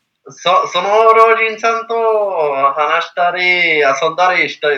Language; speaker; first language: Japanese; non-native, learner; English